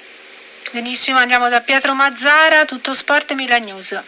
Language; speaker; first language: Italian; native; Italian